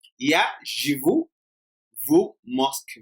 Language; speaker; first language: Russian; non-native, learner; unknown